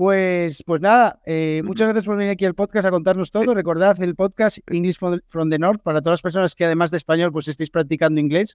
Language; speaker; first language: Spanish; native; Spanish